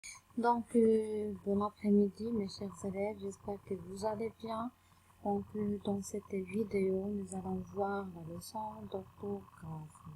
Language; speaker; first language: French; non-native, local second language; Arabic